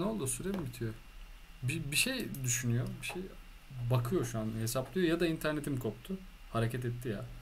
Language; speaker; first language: Turkish; native; Turkish